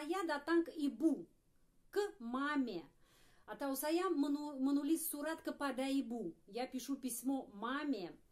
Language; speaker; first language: Indonesian; non-native, fluent; Russian